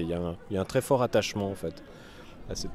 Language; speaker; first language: French; native; French